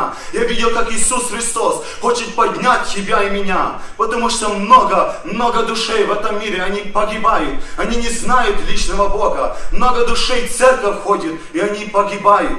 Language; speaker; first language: Russian; early bilingual, heritage; Russian